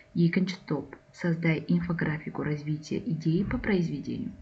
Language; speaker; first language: Russian; non-native, local second language; Kazakh